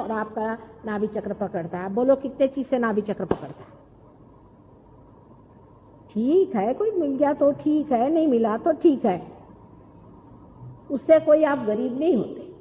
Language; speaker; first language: Hindi; non-native, local second language; Marathi